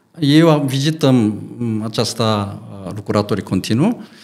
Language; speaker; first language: Romanian; non-native, learner; Korean